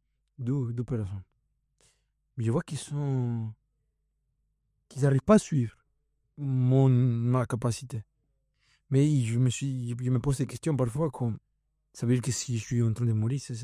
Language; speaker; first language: French; non-native, fluent; Spanish